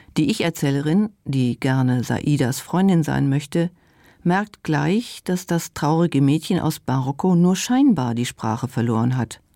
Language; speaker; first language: German; non-native, local second language; Luxembourgish